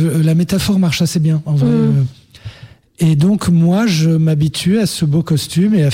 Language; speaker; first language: French; native; French